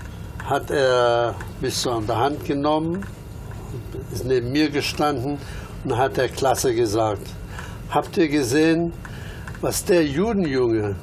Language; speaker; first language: German; early bilingual, other home language; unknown